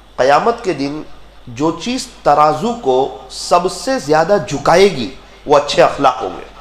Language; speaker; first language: Urdu; non-native, local second language; Gujarati